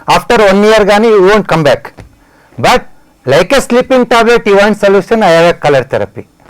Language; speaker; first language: English; non-native, local second language; Telugu